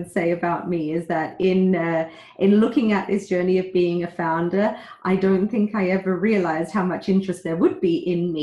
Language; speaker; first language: English; native; English